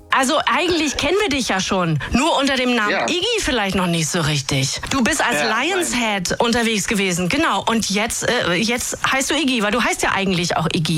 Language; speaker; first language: German; native; German